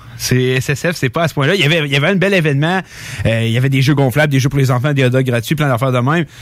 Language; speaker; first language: French; native; French